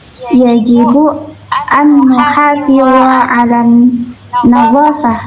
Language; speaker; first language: Arabic; non-native, learner; Indonesian